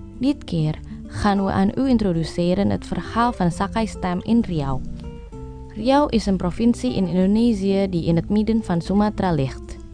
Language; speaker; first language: Dutch; non-native, learner; Indonesian